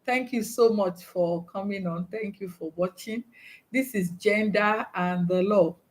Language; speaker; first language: English; non-native, local second language; Yoruba